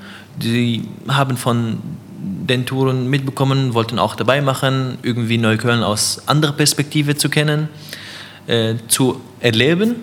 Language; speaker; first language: German; non-native, fluent; Arabic